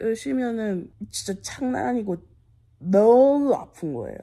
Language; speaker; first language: Korean; non-native, fluent; English